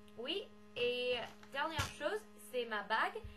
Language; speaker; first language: French; non-native, learner; English